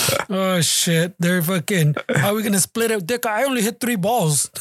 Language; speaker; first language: English; early bilingual, other home language; Spanish